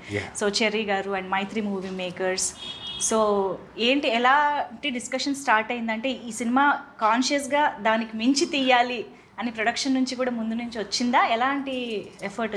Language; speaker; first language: Telugu; native; Telugu